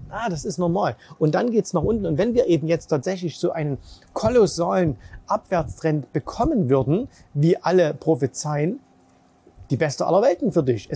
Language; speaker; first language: German; native; German